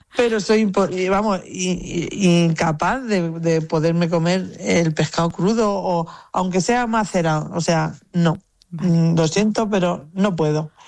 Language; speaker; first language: Spanish; native; Spanish